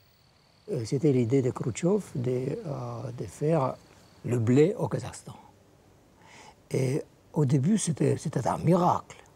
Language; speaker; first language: French; non-native, fluent; Russian